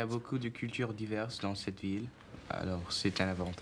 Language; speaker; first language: French; non-native, learner; English